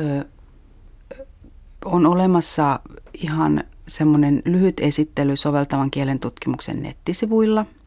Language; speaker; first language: Finnish; native; Finnish